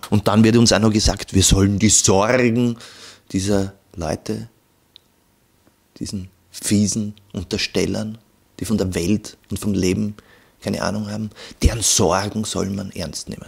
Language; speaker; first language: German; native; German